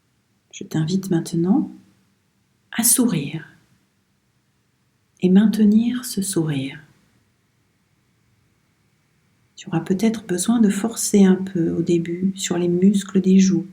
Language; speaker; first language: French; native; French